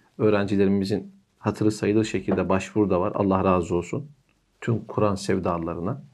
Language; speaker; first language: Turkish; native; Turkish